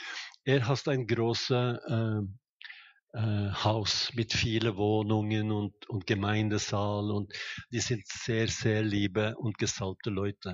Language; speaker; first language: German; non-native, fluent; Norwegian